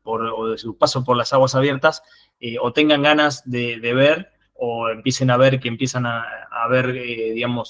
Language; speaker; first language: Spanish; native; Spanish